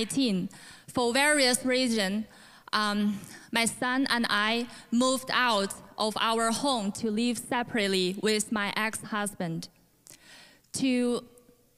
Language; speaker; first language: English; non-native, fluent; Chinese